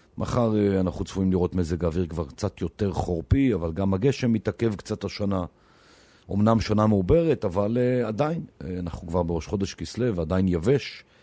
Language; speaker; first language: Hebrew; native; Hebrew